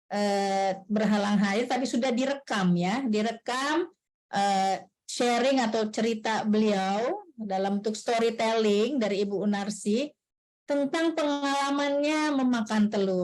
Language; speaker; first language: Malay; native; Malay